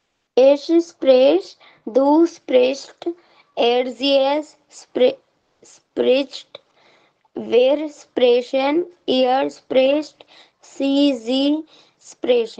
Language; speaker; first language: German; non-native, learner; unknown